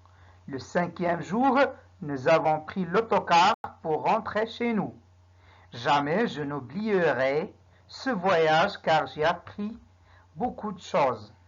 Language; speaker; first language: French; non-native, local second language; Arabic